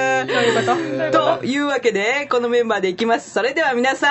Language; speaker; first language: Japanese; native; Japanese